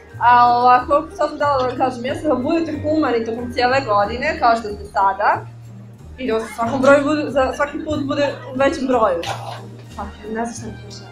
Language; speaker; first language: Bosnian; native; Bosnian